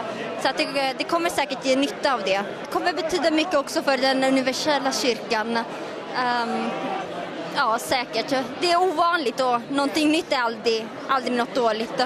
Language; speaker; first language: Swedish; early bilingual, heritage; Italian